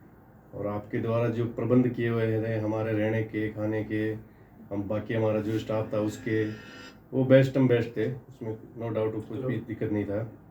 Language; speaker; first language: Hindi; native; Hindi